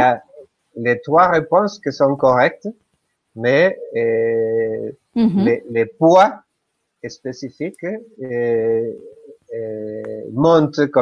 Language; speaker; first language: French; non-native, fluent; Spanish